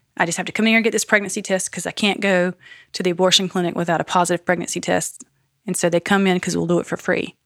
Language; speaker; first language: English; native; English